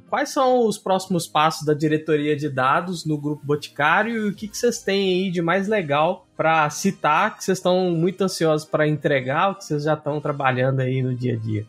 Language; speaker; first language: Portuguese; native; Portuguese